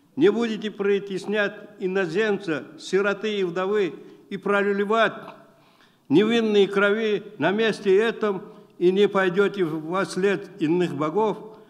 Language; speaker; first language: Russian; non-native, local second language; Uzbek